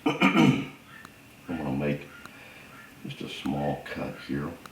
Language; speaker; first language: English; native; English